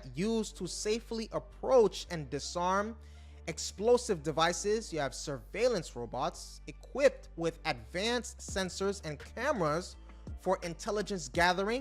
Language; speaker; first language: English; native; English